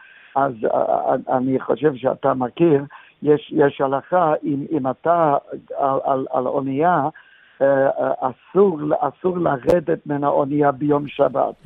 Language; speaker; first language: Hebrew; non-native, fluent; English